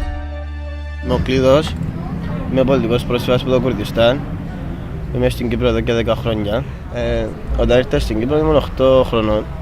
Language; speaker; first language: Greek; early bilingual, other home language; Kurdish